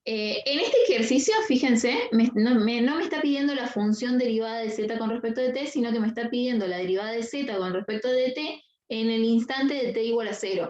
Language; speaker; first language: Spanish; native; Spanish